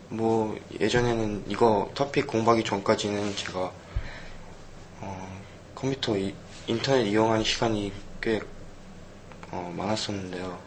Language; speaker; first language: Korean; early bilingual, heritage; Korean